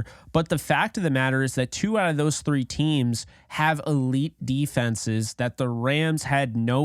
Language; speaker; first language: English; native; English